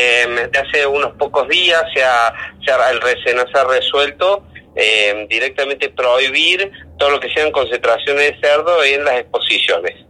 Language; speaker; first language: Spanish; native; Spanish